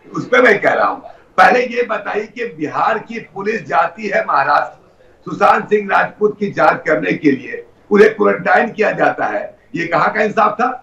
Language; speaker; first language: Hindi; native; Hindi